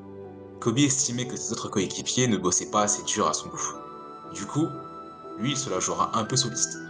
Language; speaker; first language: French; native; French